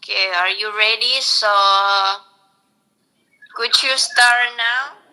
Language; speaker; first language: English; non-native, local second language; Indonesian